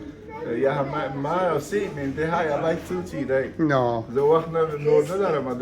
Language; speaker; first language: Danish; non-native, fluent; Pashto